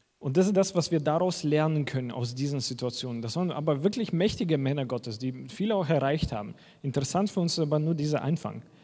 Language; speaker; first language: German; non-native, fluent; Russian